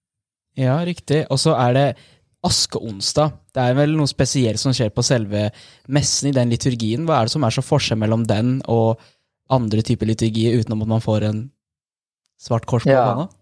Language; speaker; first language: Norwegian; native; Norwegian